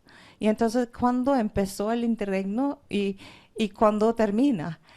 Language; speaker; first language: Spanish; non-native, fluent; Norwegian